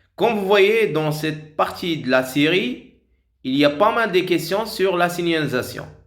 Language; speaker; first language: French; non-native, local second language; Arabic